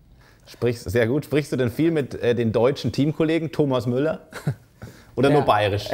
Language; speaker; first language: German; native; German